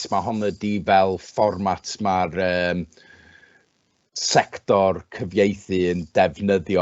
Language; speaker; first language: Welsh; non-native, local second language; English